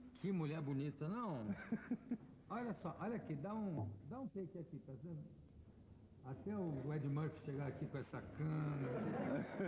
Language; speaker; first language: Portuguese; native; Portuguese